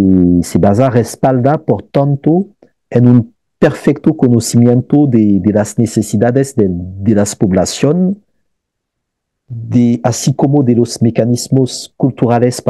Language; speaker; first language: Spanish; non-native, fluent; French